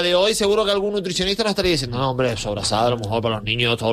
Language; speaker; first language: Spanish; native; Spanish